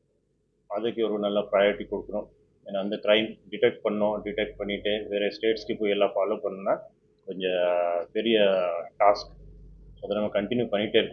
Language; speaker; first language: Tamil; non-native, fluent; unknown